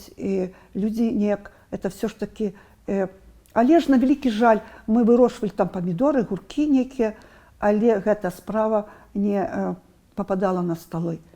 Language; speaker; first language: Belarusian; non-native, local second language; Russian